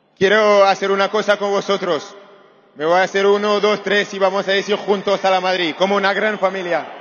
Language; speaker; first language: Spanish; non-native, learner; French